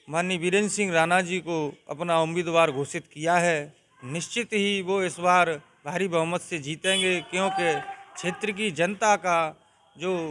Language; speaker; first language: Hindi; native; Hindi